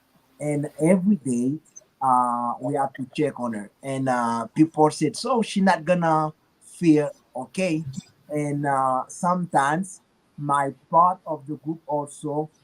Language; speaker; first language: English; non-native, learner; Haitian Creole